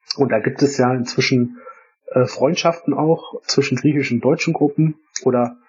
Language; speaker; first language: German; native; German